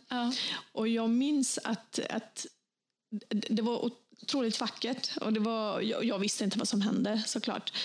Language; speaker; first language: Swedish; early bilingual, other home language; Bosnian